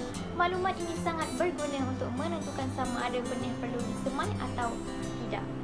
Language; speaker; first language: Malay; native; Malay